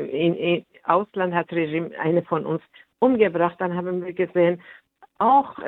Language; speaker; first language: German; non-native, fluent; Persian